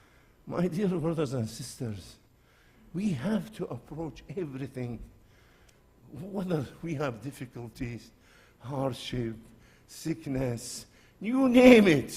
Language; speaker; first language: English; non-native, fluent; Arabic